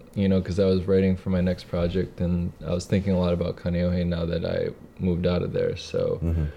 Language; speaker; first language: English; native; English